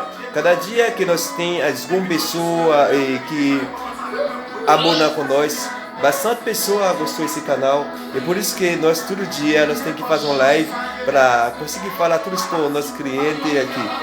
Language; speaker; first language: Portuguese; non-native, learner; Haitian Creole